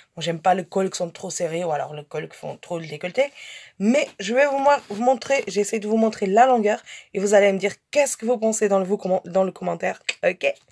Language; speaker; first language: French; non-native, fluent; Portuguese